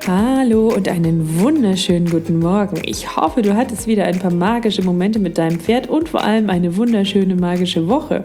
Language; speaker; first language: German; native; German